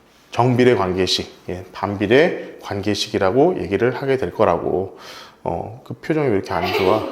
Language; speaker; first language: Korean; native; Korean